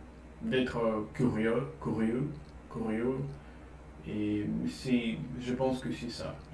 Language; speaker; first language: French; non-native, learner; Russian